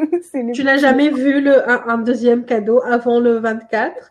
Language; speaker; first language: French; non-native, local second language; Arabic